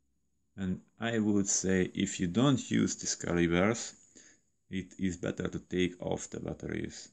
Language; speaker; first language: English; non-native, learner; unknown